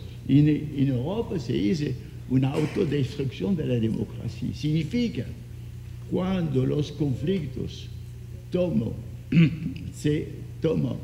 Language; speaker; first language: Spanish; non-native, fluent; French